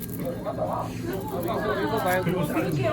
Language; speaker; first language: Korean; non-native, fluent; Japanese